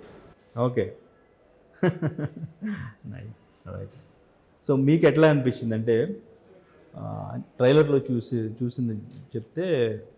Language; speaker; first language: Telugu; native; Telugu